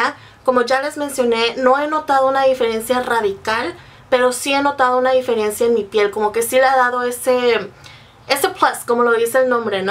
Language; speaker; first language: Spanish; native; Spanish